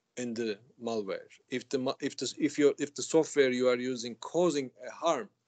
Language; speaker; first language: English; non-native, fluent; Turkish